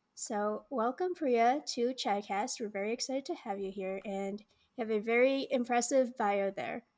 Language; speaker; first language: English; native; English